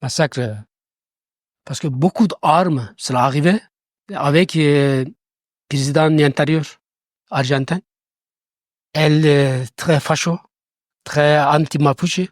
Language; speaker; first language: French; non-native, learner; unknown